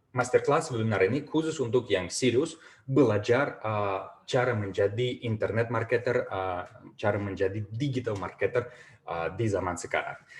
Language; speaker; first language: Indonesian; non-native, fluent; Russian